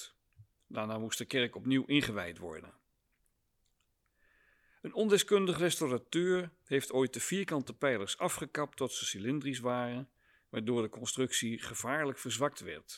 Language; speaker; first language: Dutch; native; Dutch